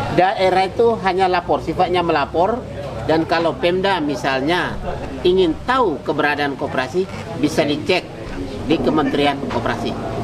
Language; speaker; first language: Indonesian; native; Indonesian